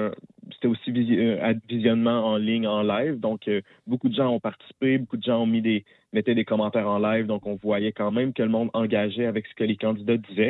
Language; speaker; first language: French; native; French